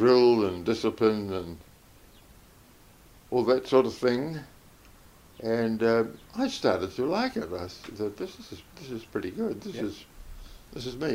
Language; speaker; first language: English; native; English